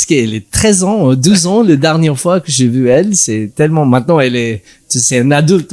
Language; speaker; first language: French; non-native, learner; English